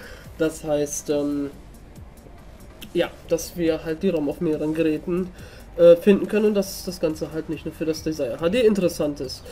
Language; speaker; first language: German; native; German